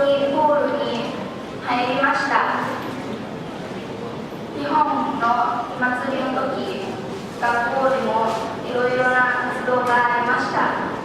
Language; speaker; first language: Japanese; non-native, learner; Lao